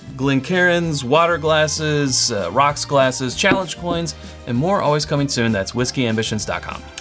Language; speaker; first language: English; native; English